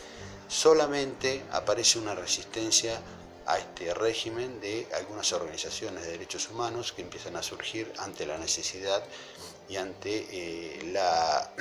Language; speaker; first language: Spanish; native; Spanish